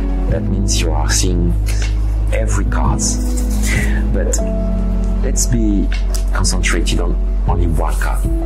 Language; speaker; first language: English; non-native, fluent; French